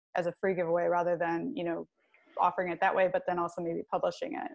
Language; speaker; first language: English; native; English